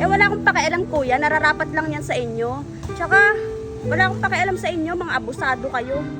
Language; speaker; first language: Filipino; native; Filipino